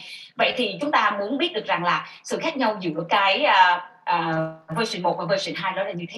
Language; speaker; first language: Vietnamese; native; Vietnamese